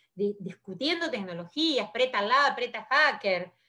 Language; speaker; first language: Spanish; native; Spanish